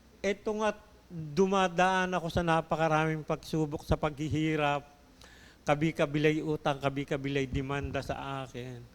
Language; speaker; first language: Filipino; native; Filipino